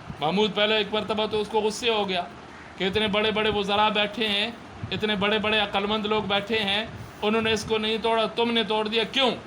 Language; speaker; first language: Urdu; non-native, local second language; Punjabi